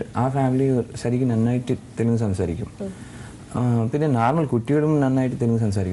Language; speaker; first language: Malayalam; non-native, learner; Telugu